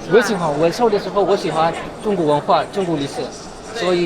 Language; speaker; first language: Chinese; non-native, learner; Amharic